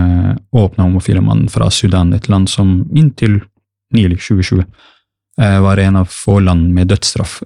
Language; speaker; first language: Norwegian; early bilingual, other home language; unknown